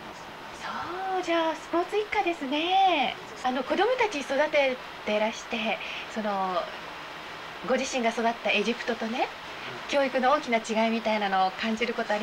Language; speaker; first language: Japanese; native; Japanese